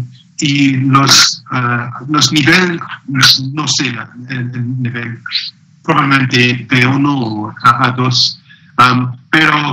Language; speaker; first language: Spanish; non-native, learner; English